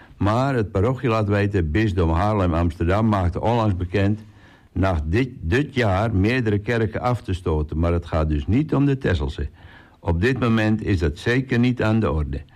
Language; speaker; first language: Dutch; native; Dutch